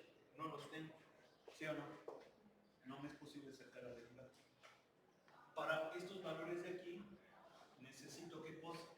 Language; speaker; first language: Spanish; native; Spanish